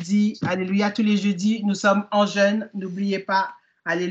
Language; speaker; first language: French; native; French